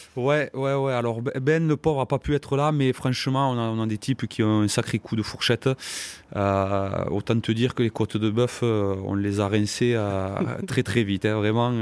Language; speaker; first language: French; native; French